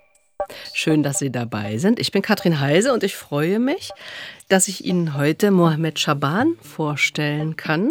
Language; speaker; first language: German; native; German